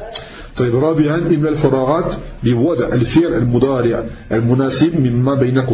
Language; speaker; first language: Arabic; non-native, fluent; French